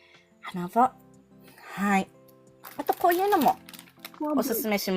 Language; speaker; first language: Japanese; non-native, fluent; Filipino